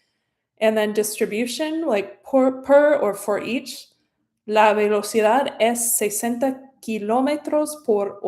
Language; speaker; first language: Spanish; non-native, fluent; English